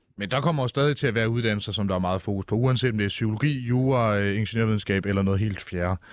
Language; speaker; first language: Danish; native; Danish